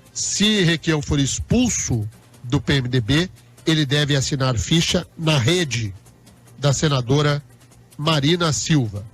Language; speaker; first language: Portuguese; native; Portuguese